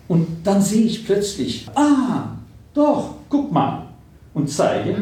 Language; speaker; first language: German; non-native, fluent; Swedish